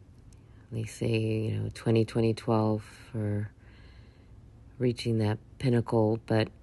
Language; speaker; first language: English; native; English